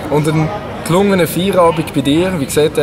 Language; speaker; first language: German; native; German